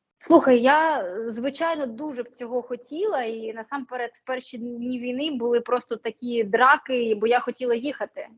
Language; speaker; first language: Ukrainian; non-native, local second language; Russian